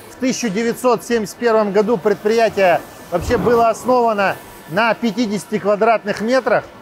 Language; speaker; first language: Russian; native; Russian